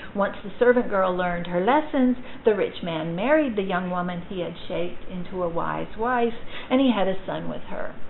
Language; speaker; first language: English; native; English